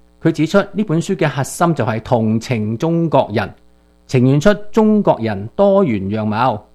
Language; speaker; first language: Chinese; non-native, local second language; Cantonese